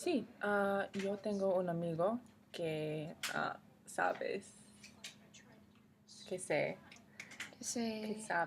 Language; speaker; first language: Spanish; non-native, learner; English